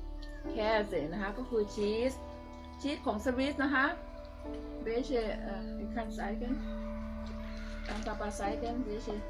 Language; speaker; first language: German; non-native, learner; Thai